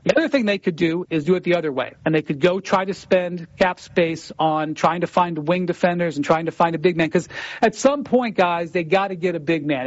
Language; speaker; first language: English; native; English